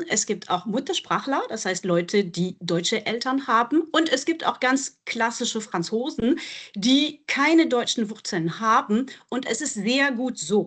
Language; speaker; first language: German; non-native, fluent; French